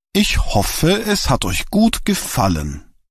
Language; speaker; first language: German; non-native, learner; Ukrainian